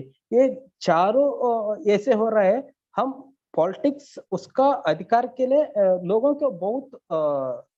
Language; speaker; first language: Hindi; non-native, learner; Kannada